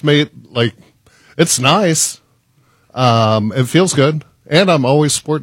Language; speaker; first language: English; native; English